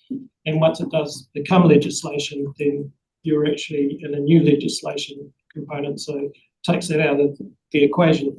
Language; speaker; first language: English; native; English